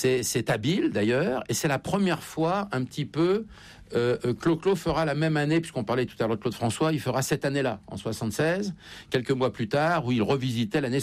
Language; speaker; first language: French; native; French